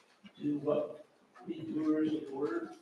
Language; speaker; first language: English; native; English